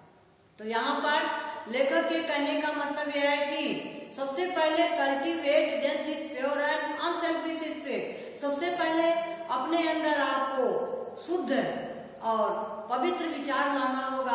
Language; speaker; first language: Hindi; native; Hindi